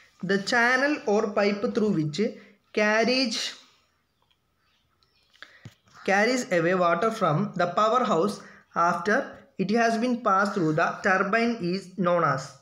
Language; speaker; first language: English; non-native, local second language; Malayalam